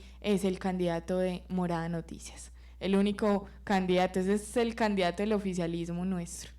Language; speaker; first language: Spanish; native; Spanish